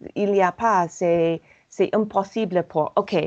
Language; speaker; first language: French; non-native, fluent; English